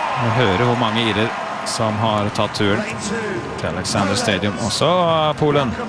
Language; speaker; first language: Norwegian; native; Norwegian